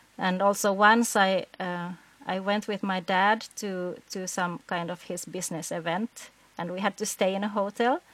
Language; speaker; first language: English; non-native, fluent; Swedish